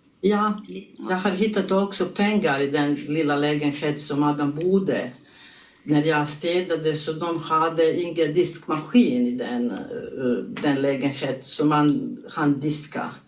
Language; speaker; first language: Swedish; non-native, learner; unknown